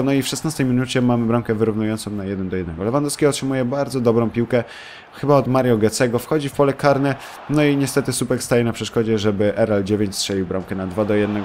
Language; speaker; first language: Polish; native; Polish